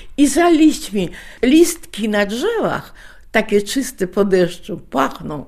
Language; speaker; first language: Polish; native; Polish